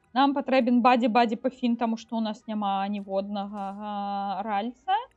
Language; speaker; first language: Belarusian; non-native, local second language; Russian